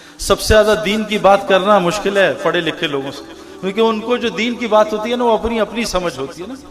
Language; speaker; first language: Urdu; native; Urdu